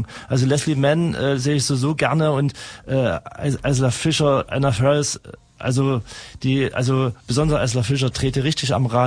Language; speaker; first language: German; native; German